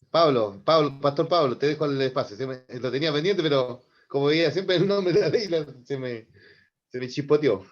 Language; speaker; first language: Spanish; native; Spanish